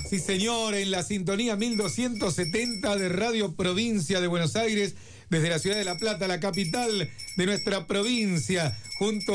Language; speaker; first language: Spanish; native; Spanish